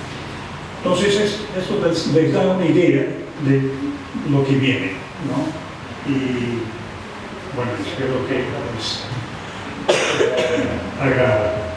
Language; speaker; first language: Spanish; non-native, fluent; English